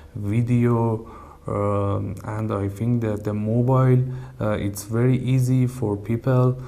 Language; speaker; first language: English; non-native, learner; Persian